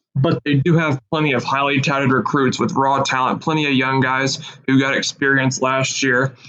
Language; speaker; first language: English; native; English